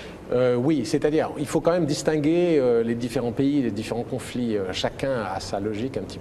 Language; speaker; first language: French; native; French